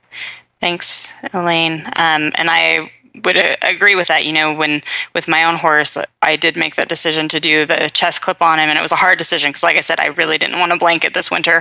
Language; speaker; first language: English; native; English